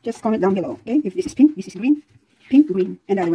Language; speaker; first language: English; non-native, local second language; Filipino